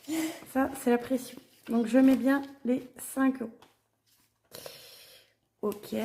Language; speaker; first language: French; native; French